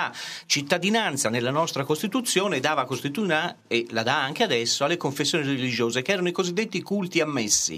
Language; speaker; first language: Italian; native; Italian